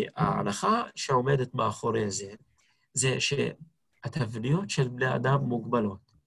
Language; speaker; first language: Hebrew; non-native, local second language; Arabic